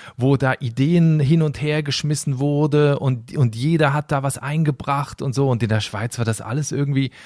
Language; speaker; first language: German; native; German